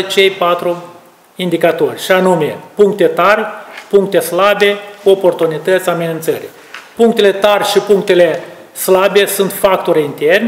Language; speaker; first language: Romanian; native; Romanian